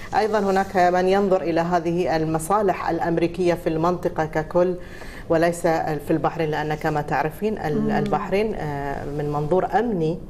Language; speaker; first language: Arabic; native; Arabic